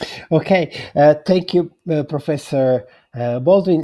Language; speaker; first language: English; non-native, fluent; Italian